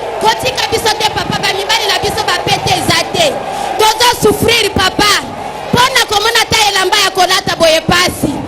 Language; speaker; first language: Lingala; non-native, local second language; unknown